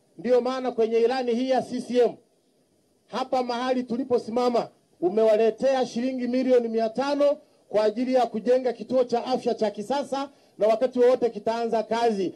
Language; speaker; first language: Swahili; native; Swahili